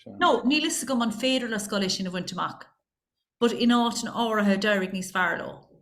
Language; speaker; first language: Irish; non-native, local second language; English